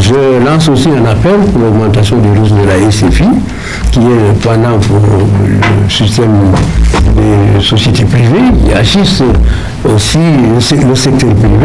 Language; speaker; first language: French; non-native, local second language; Wolof